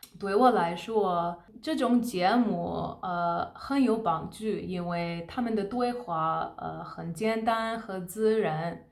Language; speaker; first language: Chinese; non-native, fluent; English